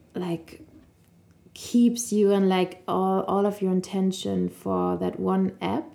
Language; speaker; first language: English; non-native, fluent; German